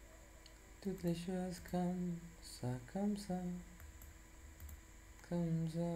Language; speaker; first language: French; non-native, learner; English